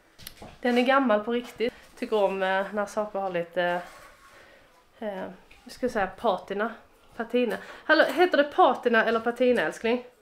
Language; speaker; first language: Swedish; native; Swedish